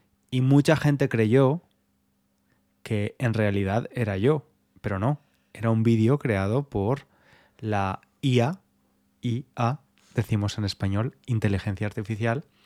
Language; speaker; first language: Spanish; native; Spanish